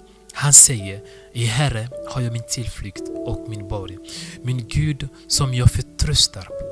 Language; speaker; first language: Swedish; non-native, fluent; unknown